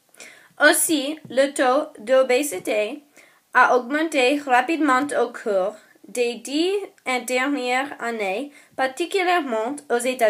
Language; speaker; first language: French; non-native, learner; English